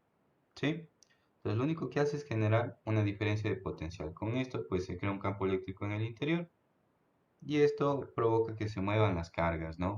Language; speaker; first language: Spanish; native; Spanish